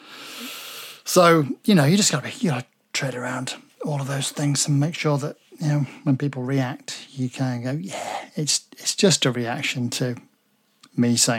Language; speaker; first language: English; native; English